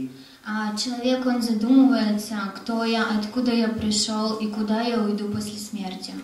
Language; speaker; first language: Russian; native; Russian